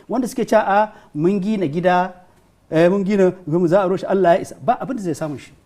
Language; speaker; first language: Hausa; non-native, local second language; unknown